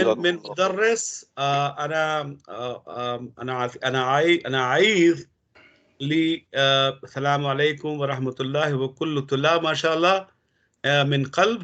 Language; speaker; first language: Arabic; non-native, learner; Urdu